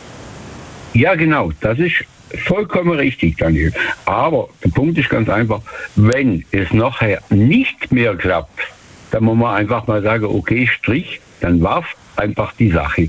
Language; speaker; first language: German; native; German